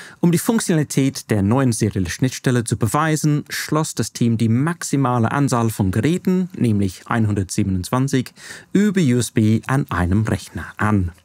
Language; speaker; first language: German; non-native, fluent; English